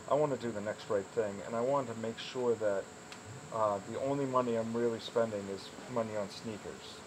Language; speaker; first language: English; native; English